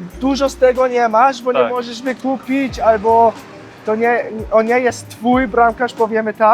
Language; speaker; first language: Polish; early bilingual, heritage; Polish